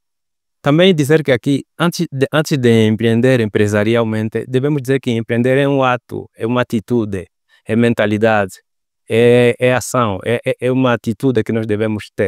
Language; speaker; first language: Portuguese; native; Portuguese